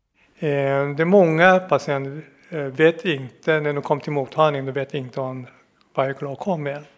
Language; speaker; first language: Swedish; non-native, fluent; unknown